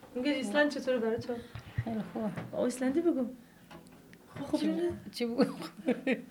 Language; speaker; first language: Icelandic; non-native, learner; Persian